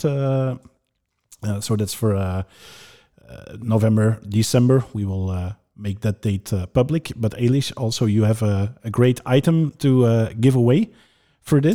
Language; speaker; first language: English; non-native, fluent; Dutch